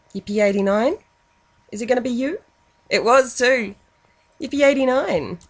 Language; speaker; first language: English; native; English